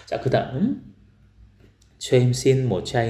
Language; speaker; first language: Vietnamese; non-native, fluent; Korean